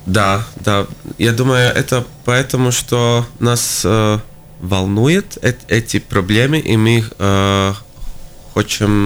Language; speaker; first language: Russian; non-native, local second language; Latvian